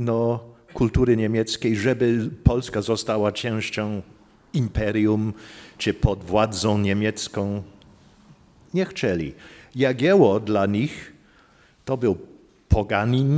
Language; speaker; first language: Polish; non-native, fluent; English